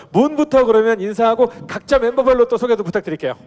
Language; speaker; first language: Korean; native; Korean